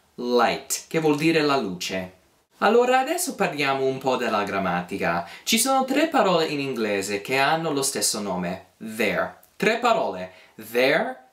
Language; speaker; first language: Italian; non-native, fluent; English